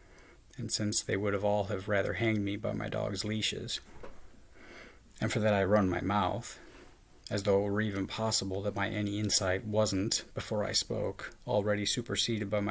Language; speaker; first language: English; native; English